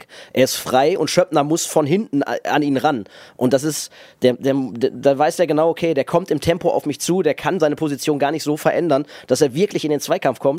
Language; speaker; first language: German; native; German